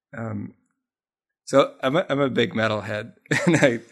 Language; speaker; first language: English; non-native, fluent; Spanish